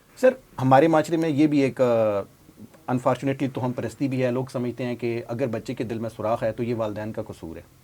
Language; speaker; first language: Urdu; native; Urdu